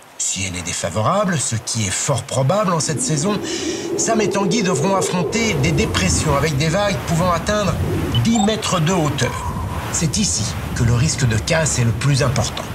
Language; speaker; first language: French; native; French